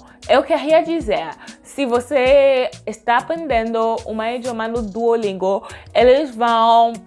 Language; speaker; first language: Portuguese; non-native, learner; French